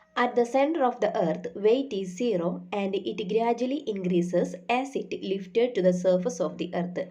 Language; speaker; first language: English; non-native, local second language; Malayalam